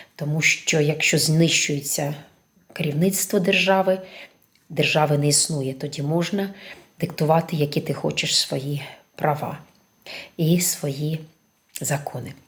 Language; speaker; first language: Ukrainian; non-native, local second language; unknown